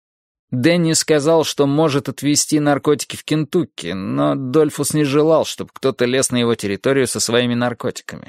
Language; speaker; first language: Russian; native; Russian